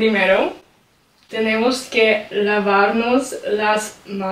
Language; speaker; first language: Spanish; non-native, learner; English